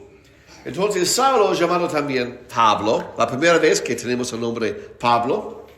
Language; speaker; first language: Spanish; non-native, fluent; English